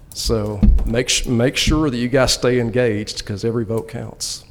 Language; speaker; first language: English; native; English